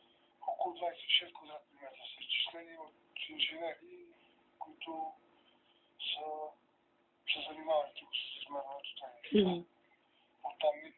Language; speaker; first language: Bulgarian; native; Bulgarian